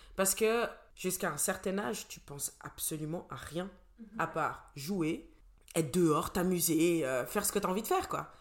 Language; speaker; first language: French; early bilingual, other home language; Portuguese